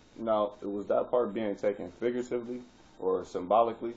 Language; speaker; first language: English; native; English